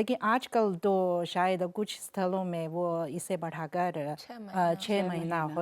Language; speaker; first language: Hindi; non-native, fluent; Chinese